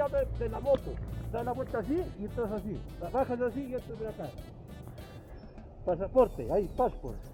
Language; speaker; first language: Spanish; native; Spanish